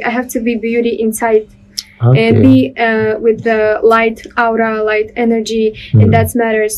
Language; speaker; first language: English; non-native, learner; Russian